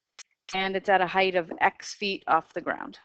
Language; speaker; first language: English; native; English